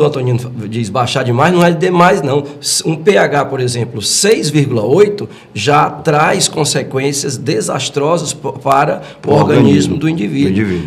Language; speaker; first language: Portuguese; native; Portuguese